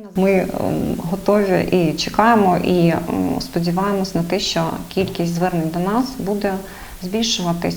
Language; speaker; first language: Ukrainian; native; Ukrainian